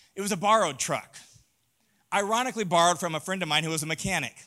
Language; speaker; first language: English; native; English